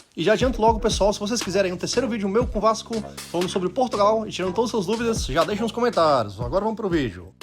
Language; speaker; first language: Portuguese; native; Portuguese